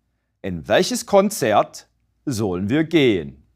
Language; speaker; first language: German; non-native, fluent; English